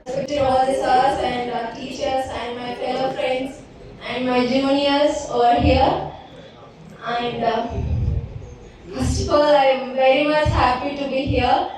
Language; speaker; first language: English; non-native, local second language; Telugu